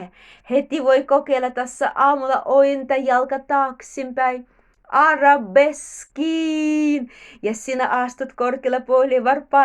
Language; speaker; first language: Finnish; non-native, learner; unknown